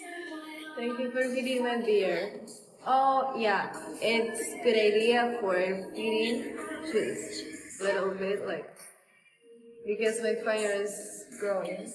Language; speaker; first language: English; non-native, fluent; Russian